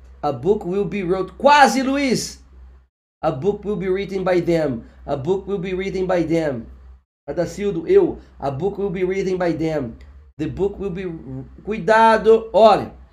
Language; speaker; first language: English; non-native, fluent; Portuguese